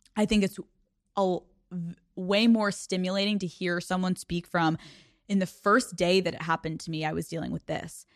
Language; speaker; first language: English; native; English